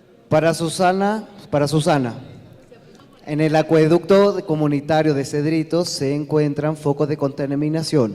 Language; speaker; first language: Spanish; native; Spanish